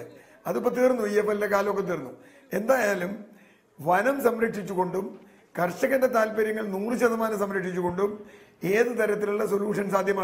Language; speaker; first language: Malayalam; native; Malayalam